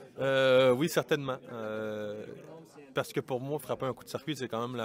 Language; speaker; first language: French; native; French